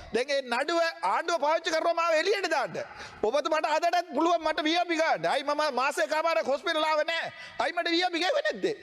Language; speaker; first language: Sinhala; non-native, local second language; Tamil